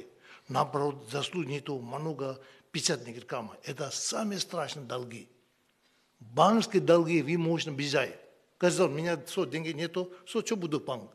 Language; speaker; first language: Russian; non-native, learner; Tibetan